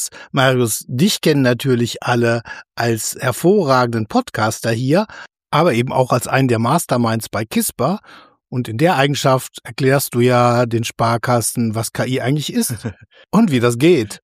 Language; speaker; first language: German; native; German